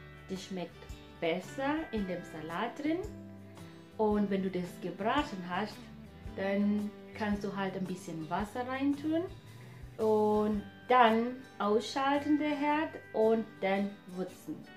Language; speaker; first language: German; non-native, fluent; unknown